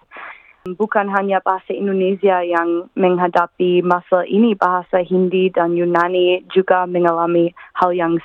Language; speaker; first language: Indonesian; non-native, fluent; English